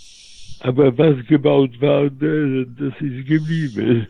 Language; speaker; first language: German; non-native, fluent; Polish